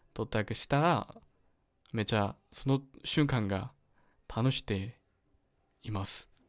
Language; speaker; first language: Japanese; non-native, learner; Korean